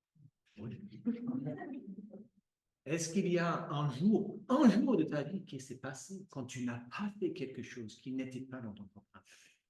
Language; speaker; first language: French; non-native, fluent; English